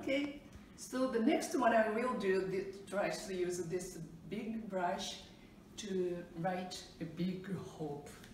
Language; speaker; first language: English; non-native, fluent; Japanese